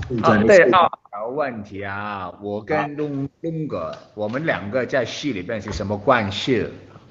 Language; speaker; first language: Chinese; non-native, local second language; Cantonese